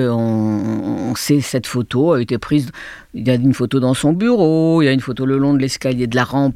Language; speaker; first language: French; native; French